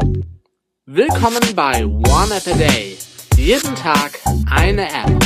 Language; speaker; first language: German; native; German